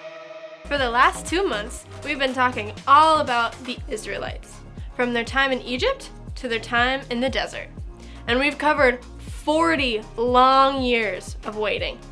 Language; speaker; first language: English; native; English